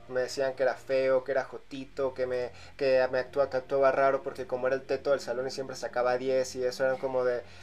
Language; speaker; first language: Spanish; native; Spanish